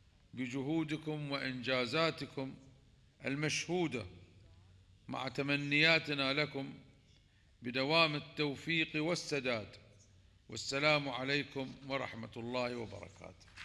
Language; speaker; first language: Arabic; native; Arabic